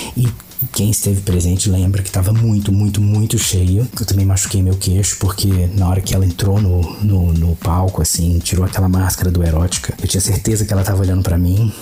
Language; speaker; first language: Portuguese; native; Portuguese